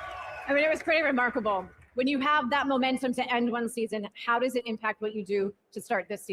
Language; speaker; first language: English; native; English